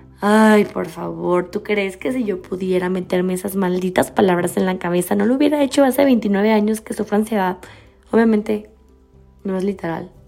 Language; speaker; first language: Spanish; native; Spanish